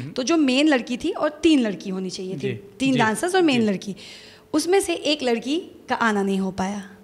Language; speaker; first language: Hindi; native; Hindi